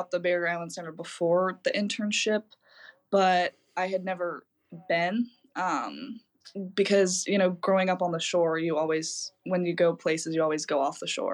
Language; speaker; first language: English; native; English